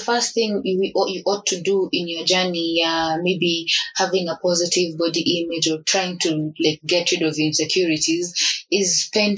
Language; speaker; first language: English; non-native, local second language; Swahili